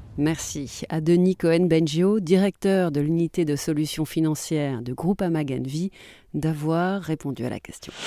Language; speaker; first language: French; native; French